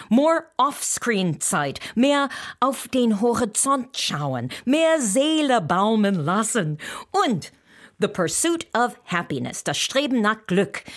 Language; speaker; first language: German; non-native, fluent; English